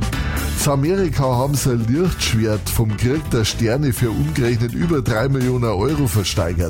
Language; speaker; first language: German; native; German